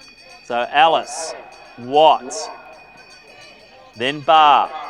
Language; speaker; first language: English; native; English